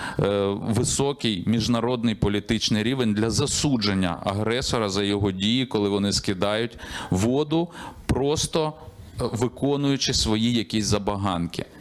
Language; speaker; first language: Ukrainian; native; Ukrainian